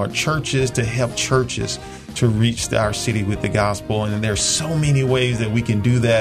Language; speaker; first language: English; native; English